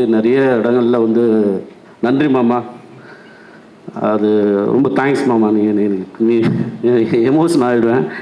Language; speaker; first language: Tamil; native; Tamil